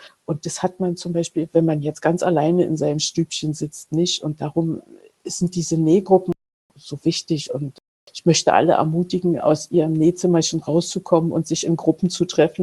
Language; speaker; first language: German; native; German